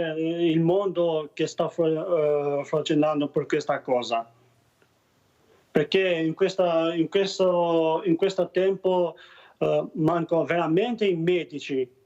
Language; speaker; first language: Italian; non-native, learner; Albanian